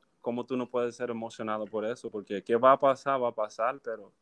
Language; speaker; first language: Spanish; early bilingual, heritage; English